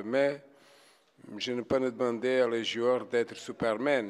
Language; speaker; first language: French; non-native, fluent; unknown